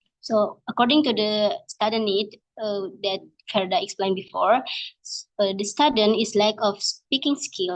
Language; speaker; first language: English; non-native, learner; Indonesian